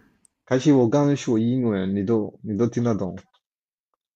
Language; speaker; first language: Chinese; non-native, learner; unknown